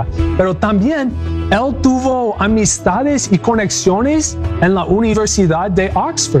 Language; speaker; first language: Spanish; non-native, learner; English